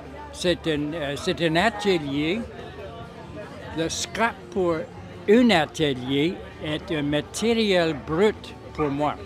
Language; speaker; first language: French; non-native, local second language; English